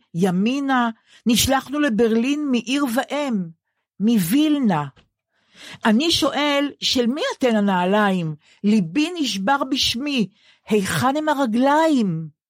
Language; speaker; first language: Hebrew; native; Hebrew